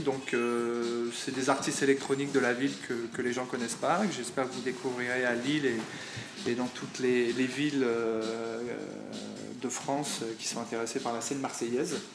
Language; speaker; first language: French; native; French